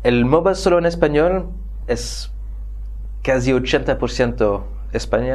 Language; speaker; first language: Spanish; non-native, fluent; French